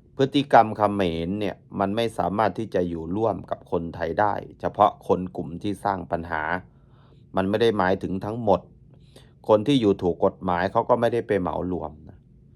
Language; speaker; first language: Thai; native; Thai